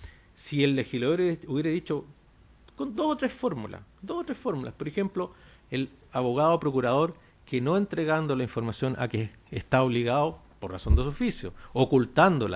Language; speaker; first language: Spanish; native; Spanish